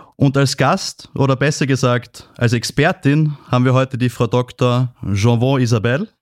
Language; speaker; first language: German; native; German